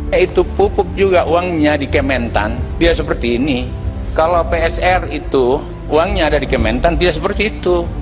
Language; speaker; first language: Indonesian; native; Indonesian